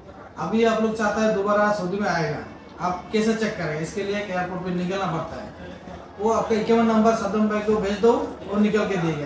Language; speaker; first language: Hindi; non-native, fluent; Bangla